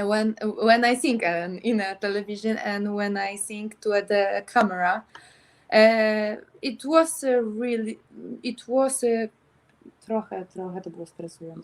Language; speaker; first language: English; non-native, learner; Polish